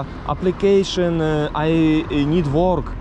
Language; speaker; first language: English; non-native, learner; Polish